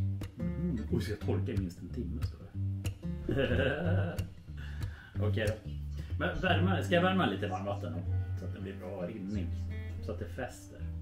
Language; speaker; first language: Swedish; native; Swedish